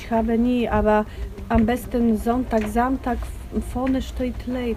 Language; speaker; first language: German; non-native, learner; Polish